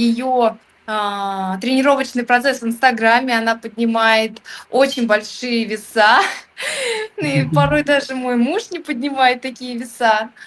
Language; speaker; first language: Russian; native; Russian